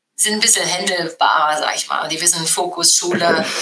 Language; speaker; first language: German; native; German